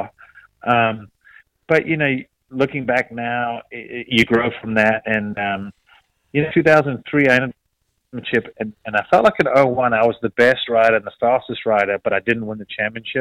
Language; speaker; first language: English; native; English